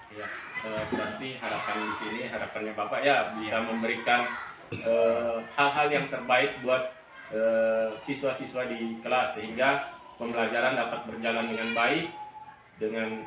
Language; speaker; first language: Indonesian; native; Indonesian